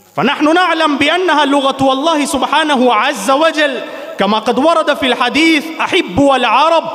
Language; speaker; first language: Arabic; non-native, fluent; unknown